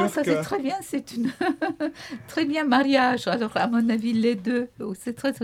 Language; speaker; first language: French; non-native, fluent; Turkish